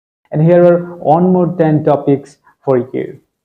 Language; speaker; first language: English; non-native, local second language; Bangla